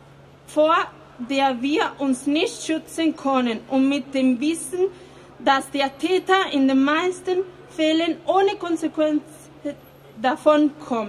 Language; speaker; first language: German; non-native, fluent; Spanish